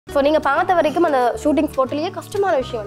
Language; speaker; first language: Tamil; native; Tamil